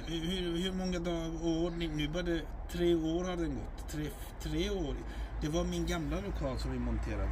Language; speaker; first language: Swedish; non-native, fluent; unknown